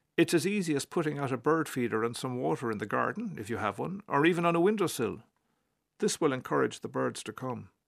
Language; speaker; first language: English; native; English